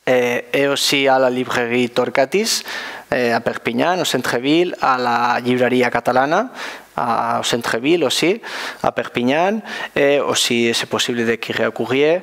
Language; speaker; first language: French; non-native, learner; Spanish